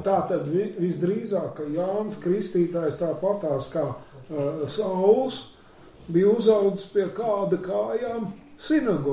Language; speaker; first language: Latvian; native; Latvian